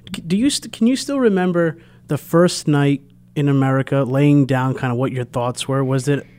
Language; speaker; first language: English; early bilingual, other home language; Portuguese